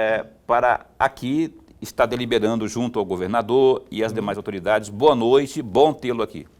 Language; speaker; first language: Portuguese; native; Portuguese